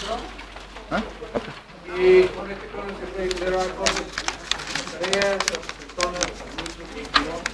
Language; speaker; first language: Spanish; non-native, fluent; English